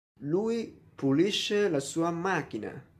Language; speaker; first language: Italian; non-native, learner; Vietnamese